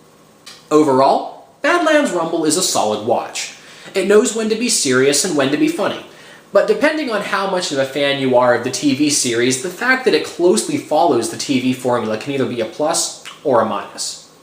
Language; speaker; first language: English; native; English